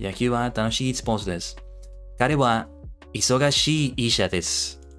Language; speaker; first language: Japanese; non-native, learner; English